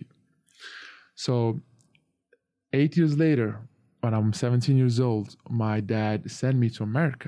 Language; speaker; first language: English; non-native, fluent; Turkish